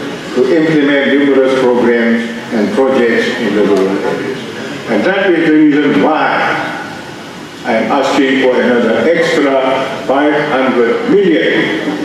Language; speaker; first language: English; non-native, local second language; Malay